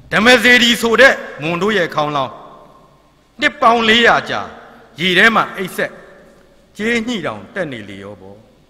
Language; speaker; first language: Burmese; non-native, local second language; Mon